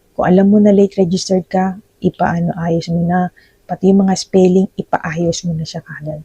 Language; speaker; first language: Filipino; native; Filipino